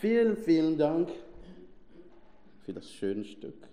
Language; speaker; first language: German; non-native, fluent; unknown